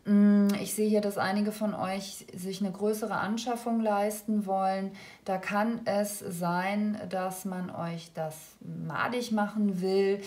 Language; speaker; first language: German; native; German